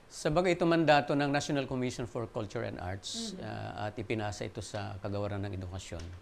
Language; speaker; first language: Filipino; non-native, local second language; Waray